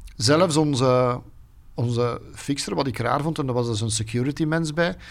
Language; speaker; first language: Dutch; native; Dutch